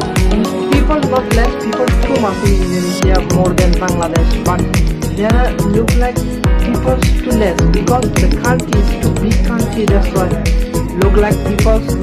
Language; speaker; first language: English; non-native, learner; Bangla